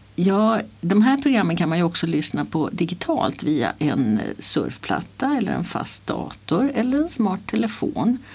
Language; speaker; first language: Swedish; native; Swedish